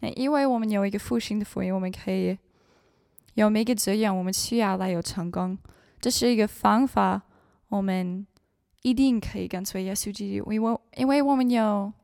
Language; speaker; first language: Chinese; non-native, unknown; English